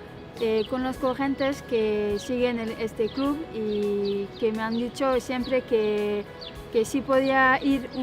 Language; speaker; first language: Spanish; non-native, fluent; French